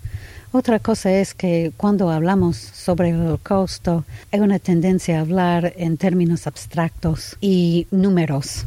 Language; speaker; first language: Spanish; non-native, fluent; English